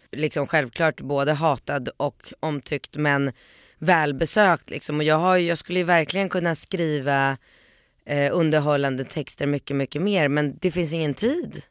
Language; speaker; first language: Swedish; early bilingual, other home language; Polish